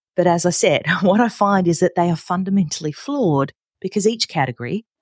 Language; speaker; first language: English; native; English